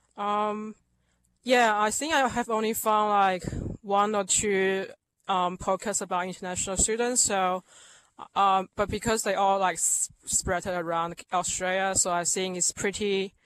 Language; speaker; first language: English; non-native, fluent; Chinese